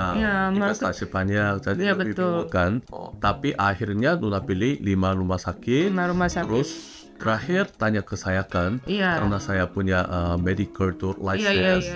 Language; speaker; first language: Indonesian; non-native, fluent; Korean